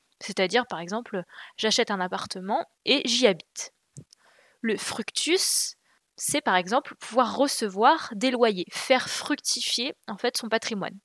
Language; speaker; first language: French; native; French